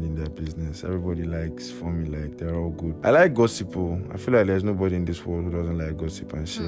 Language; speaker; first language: English; non-native, local second language; Igbo